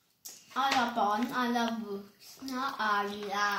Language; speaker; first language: Swedish; early bilingual, other home language; Bangla